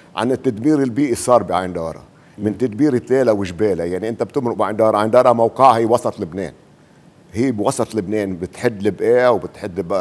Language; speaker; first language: Arabic; native; Arabic